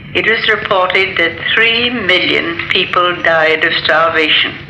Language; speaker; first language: English; native; English